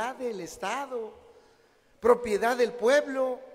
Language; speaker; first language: Spanish; native; Spanish